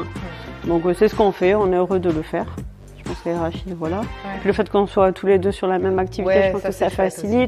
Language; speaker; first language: French; native; French